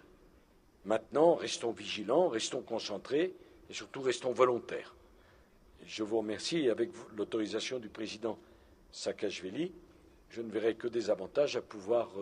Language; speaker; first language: French; native; French